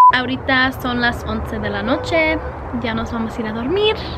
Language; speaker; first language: Spanish; early bilingual, heritage; Spanish